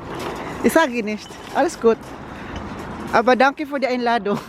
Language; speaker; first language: German; non-native, learner; Filipino